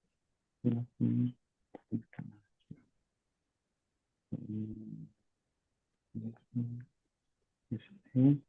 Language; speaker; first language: English; non-native, learner; Portuguese